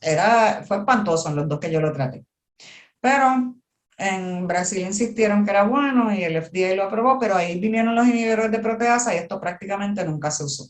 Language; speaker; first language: Spanish; native; Spanish